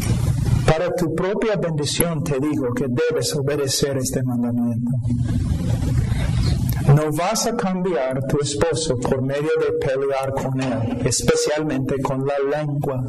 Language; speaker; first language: Spanish; non-native, fluent; English